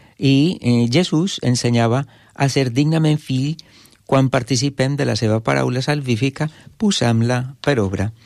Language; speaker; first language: Catalan; non-native, fluent; Spanish